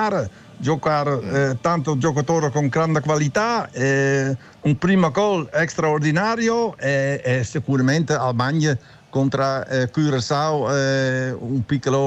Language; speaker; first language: Italian; non-native, learner; Dutch